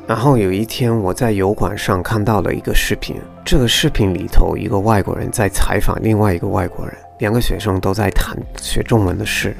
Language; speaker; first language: Chinese; non-native, fluent; English